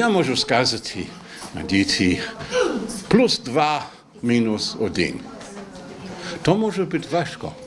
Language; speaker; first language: Ukrainian; non-native, learner; English